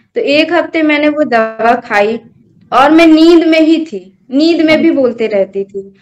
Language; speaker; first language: Hindi; native; Hindi